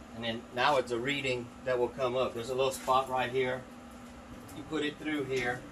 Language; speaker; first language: English; native; English